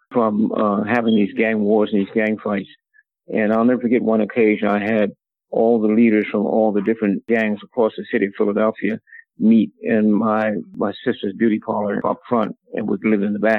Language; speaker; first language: English; native; English